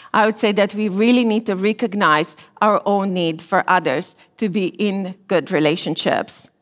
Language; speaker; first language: English; non-native, fluent; Romanian